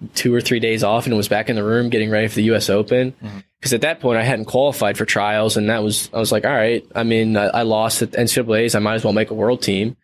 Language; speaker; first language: English; native; English